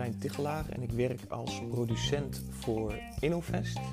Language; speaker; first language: Dutch; native; Dutch